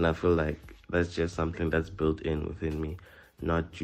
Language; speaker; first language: English; non-native, local second language; Tsonga